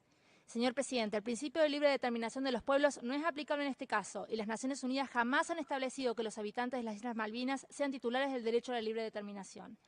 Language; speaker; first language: Spanish; native; Spanish